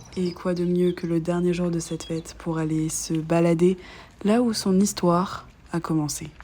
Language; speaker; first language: French; native; French